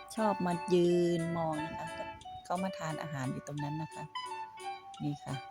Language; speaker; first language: Thai; native; Thai